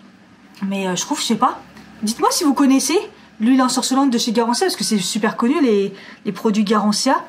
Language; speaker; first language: French; native; French